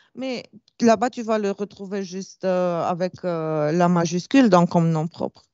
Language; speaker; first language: French; non-native, fluent; Romanian